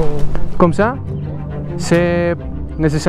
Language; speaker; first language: French; non-native, learner; Spanish